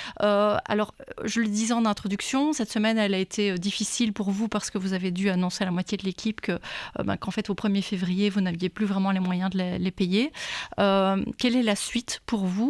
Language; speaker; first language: French; native; French